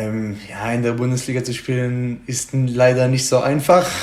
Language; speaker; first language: German; non-native, fluent; Hebrew